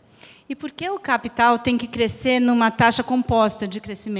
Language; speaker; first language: Portuguese; native; Portuguese